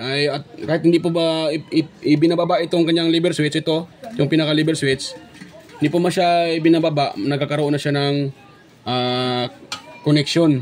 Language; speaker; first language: Filipino; native; Filipino